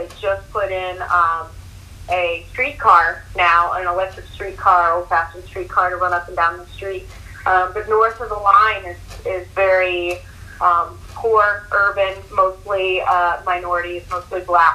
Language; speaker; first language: English; native; English